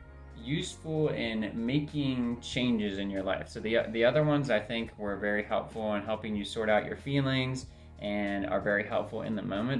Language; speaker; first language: English; native; English